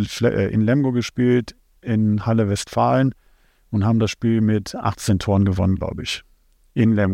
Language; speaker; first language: German; native; German